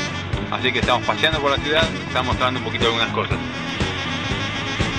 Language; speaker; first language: Spanish; native; Spanish